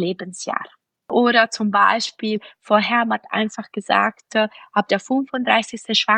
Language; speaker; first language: German; non-native, fluent; Italian